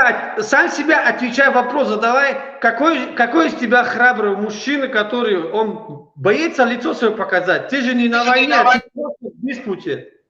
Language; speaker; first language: Russian; non-native, local second language; Tajik